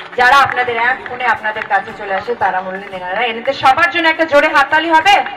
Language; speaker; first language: Bangla; native; Bangla